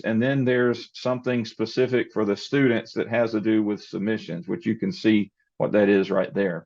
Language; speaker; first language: English; native; English